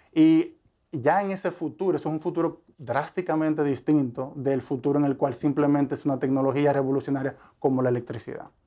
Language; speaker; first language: Spanish; native; Spanish